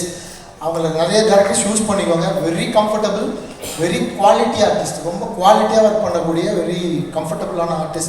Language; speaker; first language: Tamil; native; Tamil